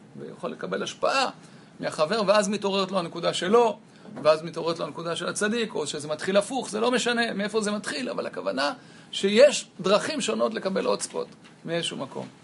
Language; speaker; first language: Hebrew; native; Hebrew